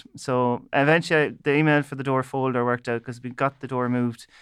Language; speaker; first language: English; native; English